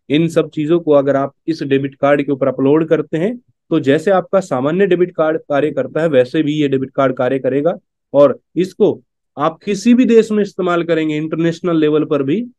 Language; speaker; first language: Hindi; native; Hindi